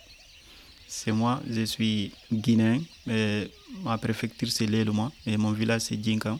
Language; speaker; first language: French; non-native, local second language; Fula